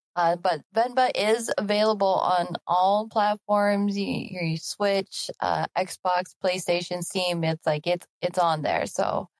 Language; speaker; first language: English; native; English